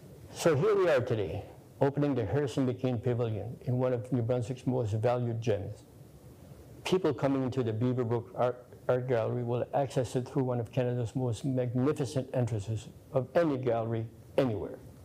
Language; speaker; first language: English; native; English